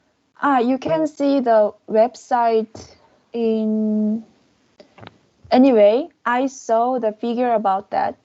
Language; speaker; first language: English; non-native, learner; Korean